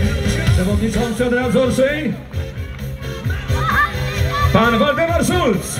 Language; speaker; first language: Polish; native; Polish